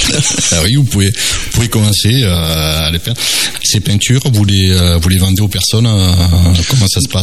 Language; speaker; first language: French; native; French